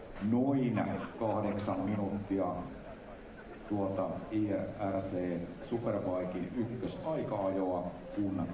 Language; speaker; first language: Finnish; native; Finnish